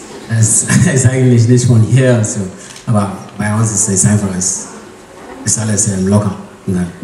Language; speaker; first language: German; non-native, learner; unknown